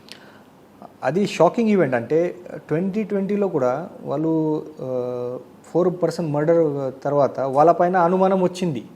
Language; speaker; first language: Telugu; non-native, fluent; Marathi